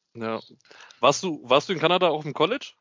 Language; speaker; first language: German; native; German